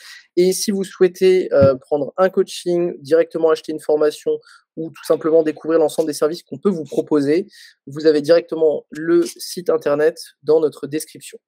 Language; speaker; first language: French; native; French